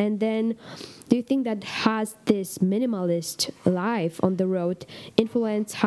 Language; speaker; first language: English; non-native, fluent; Polish